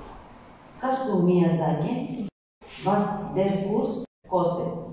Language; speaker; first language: German; non-native, learner; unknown